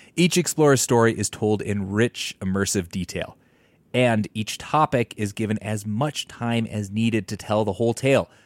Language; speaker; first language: English; native; English